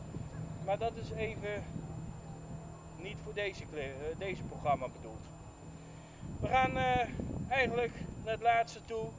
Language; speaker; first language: Dutch; native; Dutch